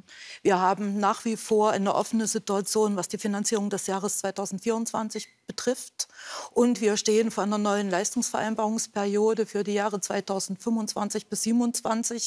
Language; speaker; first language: German; native; German